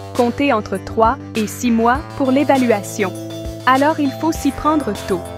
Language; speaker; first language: French; native; French